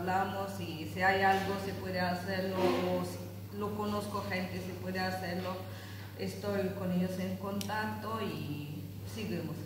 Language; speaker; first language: Spanish; non-native, learner; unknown